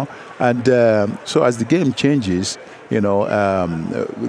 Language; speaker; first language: English; non-native, local second language; Igbo